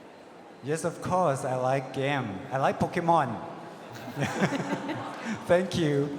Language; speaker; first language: English; non-native, learner; Thai